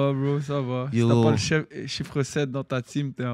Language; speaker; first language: French; native; French